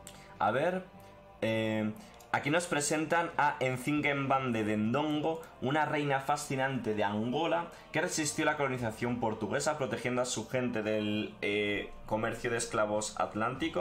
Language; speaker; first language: Spanish; native; Spanish